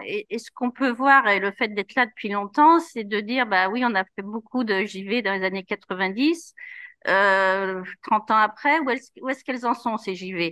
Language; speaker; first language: French; native; French